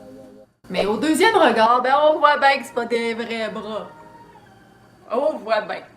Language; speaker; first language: French; native; French